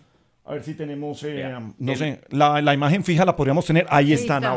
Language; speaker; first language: Spanish; native; Spanish